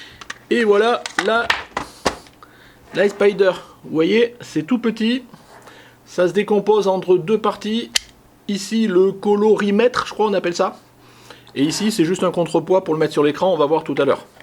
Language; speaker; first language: French; native; French